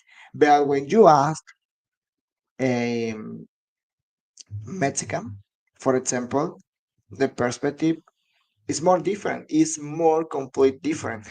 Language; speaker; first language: English; non-native, learner; Spanish